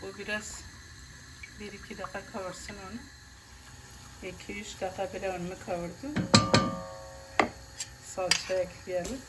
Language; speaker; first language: Turkish; native; Turkish